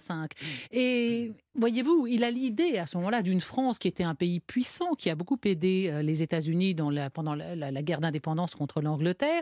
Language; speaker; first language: French; native; French